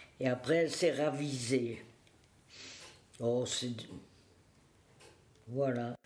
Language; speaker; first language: French; native; French